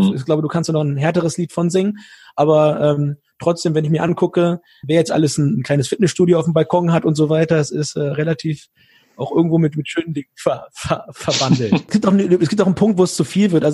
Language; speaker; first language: German; native; German